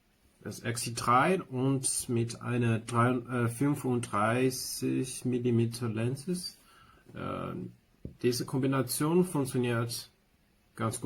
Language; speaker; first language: German; non-native, learner; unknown